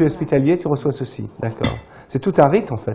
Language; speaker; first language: French; native; French